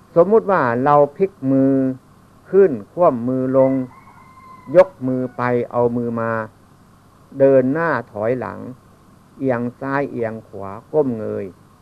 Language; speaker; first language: Thai; non-native, local second language; Northeastern Thai